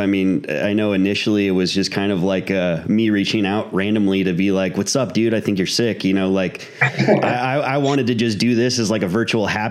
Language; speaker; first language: English; native; English